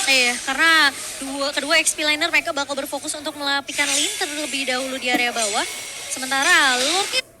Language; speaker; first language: Indonesian; native; Indonesian